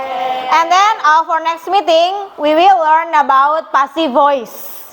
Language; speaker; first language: English; non-native, fluent; Indonesian